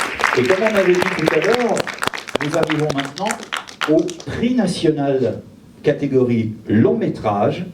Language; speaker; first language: French; native; French